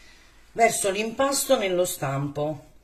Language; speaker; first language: Italian; native; Italian